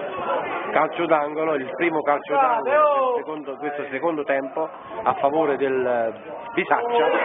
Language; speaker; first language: Italian; native; Italian